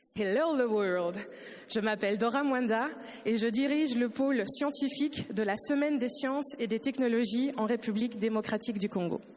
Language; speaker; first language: French; early bilingual, other home language; Lingala